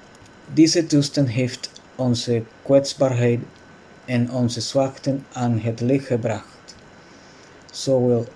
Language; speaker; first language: Dutch; non-native, fluent; Spanish